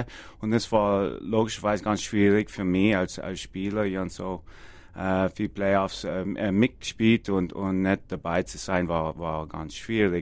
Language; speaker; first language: German; non-native, learner; English